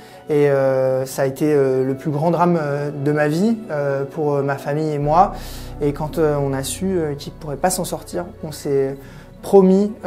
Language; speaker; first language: French; native; French